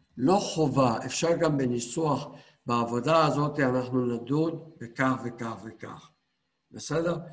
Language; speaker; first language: Hebrew; native; Hebrew